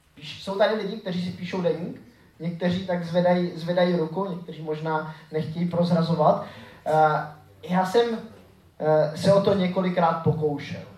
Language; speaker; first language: Czech; native; Czech